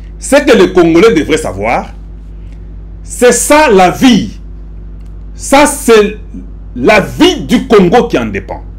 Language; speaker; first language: French; non-native, local second language; Lingala